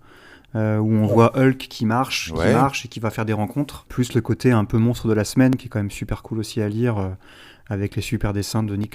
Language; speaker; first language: French; native; French